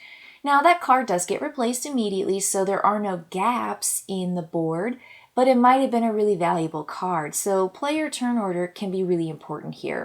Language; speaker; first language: English; native; English